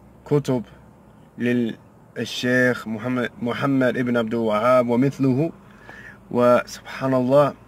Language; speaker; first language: Arabic; non-native, learner; English